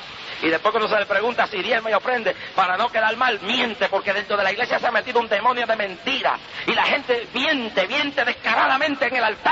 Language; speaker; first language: Spanish; native; Spanish